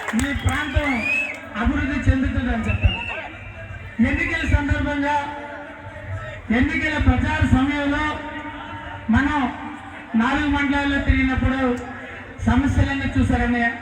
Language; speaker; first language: Telugu; native; Telugu